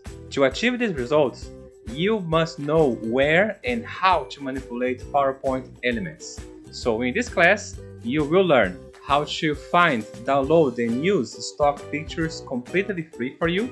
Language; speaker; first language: English; non-native, fluent; Portuguese